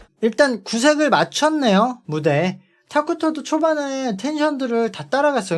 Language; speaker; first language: Korean; native; Korean